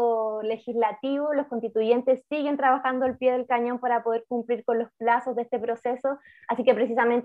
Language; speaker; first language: Spanish; native; Spanish